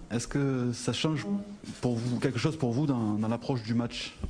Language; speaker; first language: French; native; French